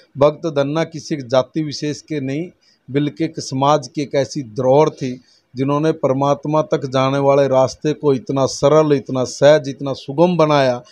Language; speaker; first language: Hindi; native; Hindi